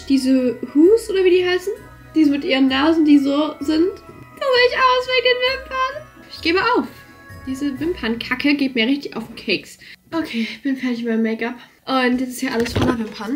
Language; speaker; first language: German; native; German